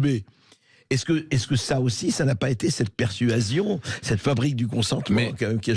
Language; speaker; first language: French; native; French